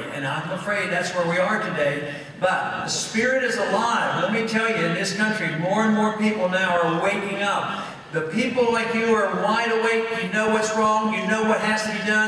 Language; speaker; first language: English; native; English